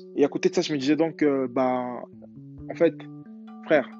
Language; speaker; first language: French; native; French